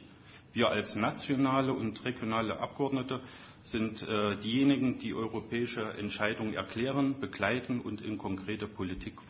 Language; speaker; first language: German; native; German